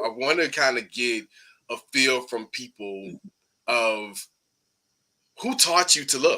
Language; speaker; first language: English; native; English